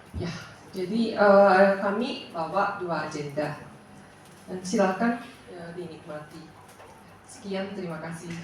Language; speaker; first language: Indonesian; non-native, fluent; Japanese